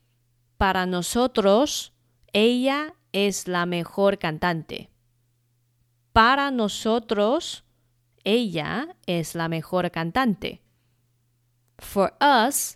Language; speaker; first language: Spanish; non-native, fluent; Chinese